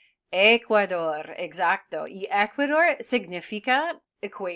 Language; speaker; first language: Spanish; non-native, fluent; English